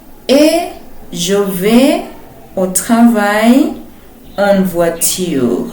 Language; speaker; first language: French; non-native, fluent; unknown